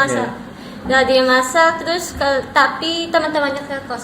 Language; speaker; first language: Indonesian; non-native, learner; Filipino